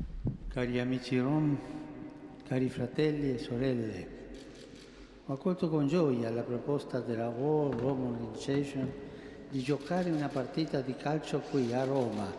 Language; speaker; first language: Italian; non-native, fluent; Spanish